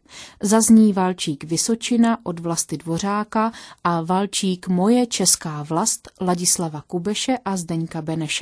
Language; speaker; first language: Czech; native; Czech